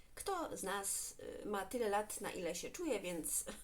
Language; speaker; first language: Polish; native; Polish